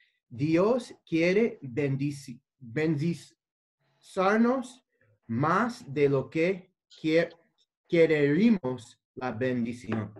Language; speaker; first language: Spanish; non-native, learner; English